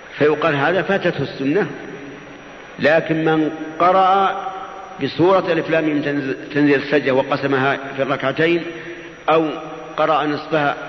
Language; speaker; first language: Arabic; native; Arabic